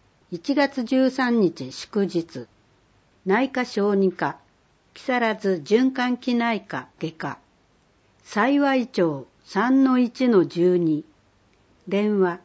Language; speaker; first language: Japanese; native; Japanese